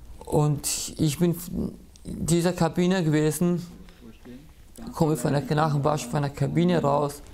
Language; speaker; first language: German; early bilingual, other home language; Kurdish